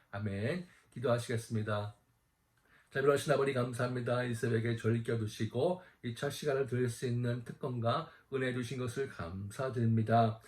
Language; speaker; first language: Korean; native; Korean